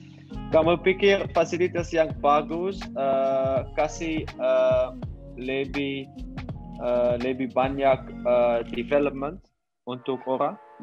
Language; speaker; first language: Indonesian; non-native, learner; Dutch